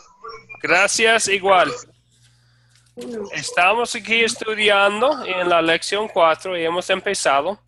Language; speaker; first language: Spanish; non-native, fluent; English